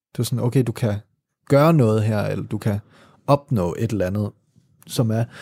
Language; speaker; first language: Danish; native; Danish